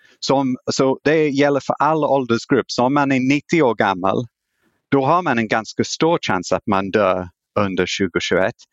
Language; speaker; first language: Swedish; non-native, fluent; English